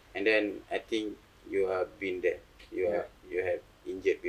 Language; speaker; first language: English; non-native, local second language; Malay